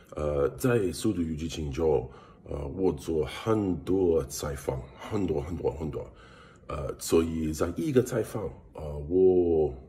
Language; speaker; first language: Chinese; non-native, learner; English